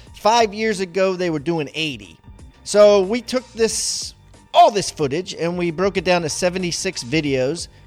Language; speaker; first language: English; native; English